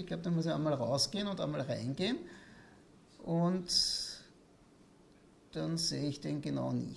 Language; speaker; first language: German; native; German